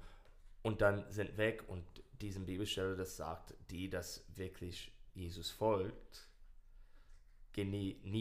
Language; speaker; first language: German; non-native, learner; English